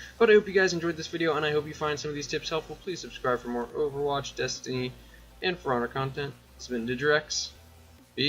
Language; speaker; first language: English; native; English